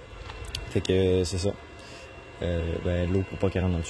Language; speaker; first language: French; native; French